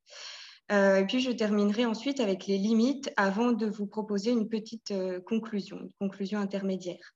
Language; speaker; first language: French; native; French